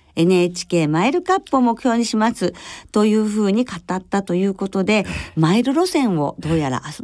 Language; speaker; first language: Japanese; native; Japanese